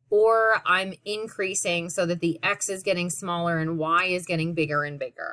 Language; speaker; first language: English; native; English